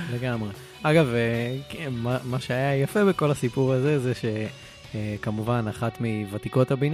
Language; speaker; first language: Hebrew; native; Hebrew